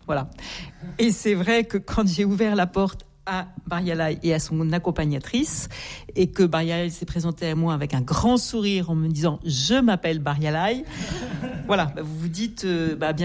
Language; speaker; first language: French; native; French